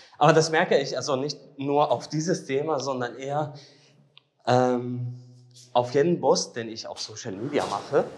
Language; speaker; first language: German; non-native, fluent; Arabic